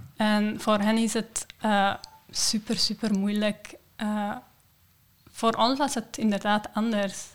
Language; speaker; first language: Dutch; non-native, fluent; Persian